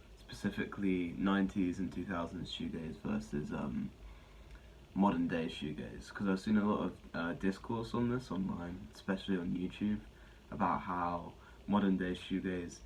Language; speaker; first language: English; native; English